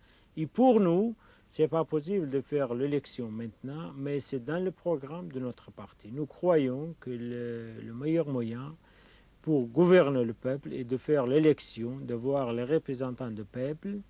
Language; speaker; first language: French; non-native, fluent; Kurdish